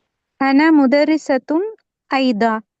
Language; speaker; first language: Arabic; non-native, learner; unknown